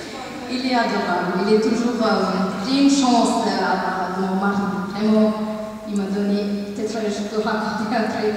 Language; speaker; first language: French; non-native, learner; Tamil